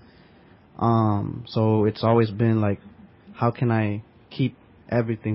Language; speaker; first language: English; early bilingual, other home language; Spanish